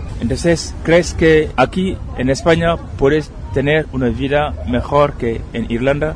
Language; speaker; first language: Spanish; non-native, fluent; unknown